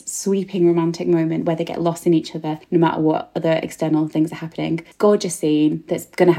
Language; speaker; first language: English; native; English